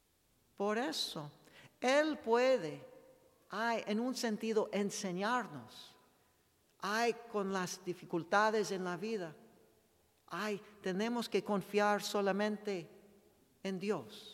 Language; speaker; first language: Spanish; non-native, fluent; English